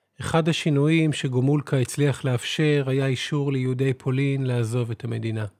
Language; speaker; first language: Hebrew; native; Hebrew